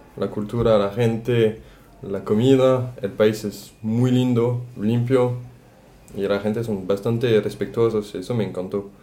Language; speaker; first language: Spanish; non-native, fluent; French